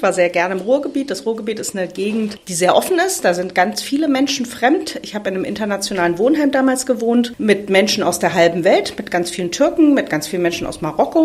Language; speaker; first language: German; native; German